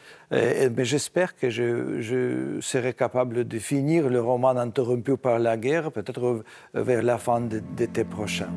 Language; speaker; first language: French; non-native, fluent; Russian